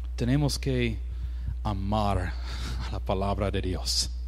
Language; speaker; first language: Spanish; non-native, learner; English